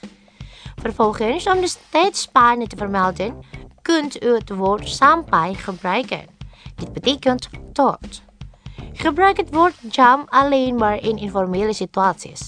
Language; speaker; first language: Dutch; non-native, fluent; Indonesian